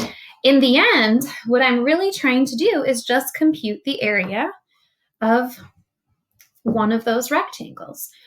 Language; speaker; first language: English; native; English